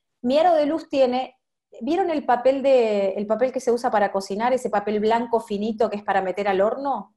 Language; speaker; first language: Spanish; native; Spanish